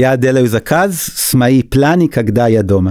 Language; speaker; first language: Russian; non-native, learner; Hebrew